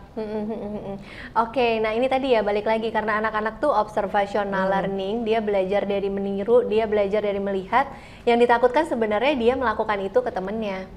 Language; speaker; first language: Indonesian; native; Indonesian